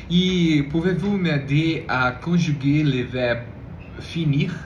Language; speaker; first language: French; non-native, learner; Portuguese